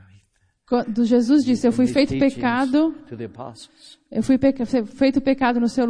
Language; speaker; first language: Portuguese; native; Portuguese